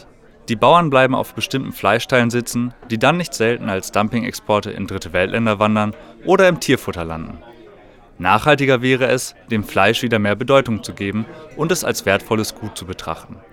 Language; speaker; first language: German; native; German